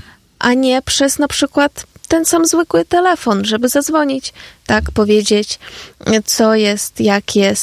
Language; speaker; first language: Polish; non-native, fluent; Ukrainian